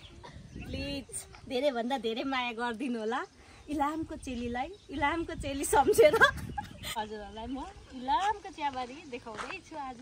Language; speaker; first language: Nepali; native; Nepali